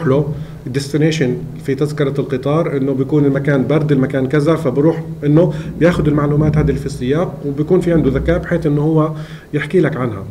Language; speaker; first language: Arabic; native; Arabic